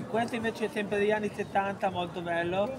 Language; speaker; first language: Italian; native; Italian